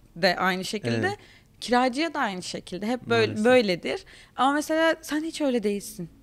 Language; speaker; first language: Turkish; native; Turkish